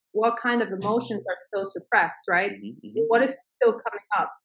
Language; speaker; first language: English; early bilingual, other home language; Swedish